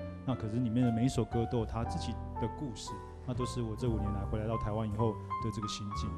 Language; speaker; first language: Chinese; native; Chinese